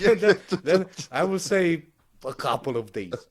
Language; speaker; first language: English; non-native, fluent; Romanian